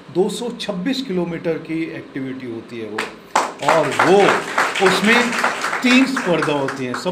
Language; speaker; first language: Hindi; non-native, local second language; Marathi